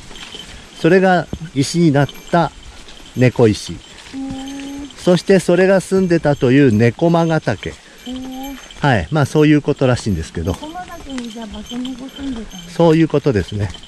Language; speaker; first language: Japanese; native; Japanese